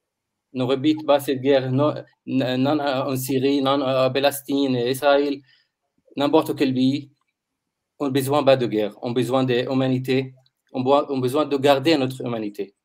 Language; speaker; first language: French; non-native, learner; Arabic